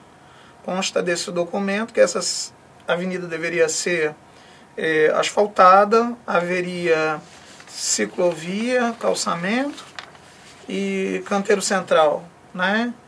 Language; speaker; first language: Portuguese; native; Portuguese